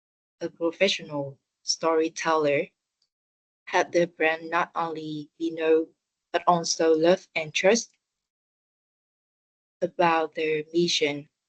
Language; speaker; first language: English; non-native, learner; Vietnamese